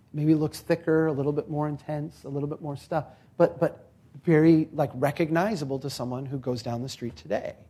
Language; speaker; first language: English; native; English